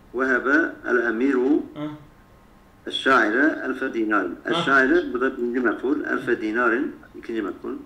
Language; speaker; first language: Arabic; non-native, learner; Turkish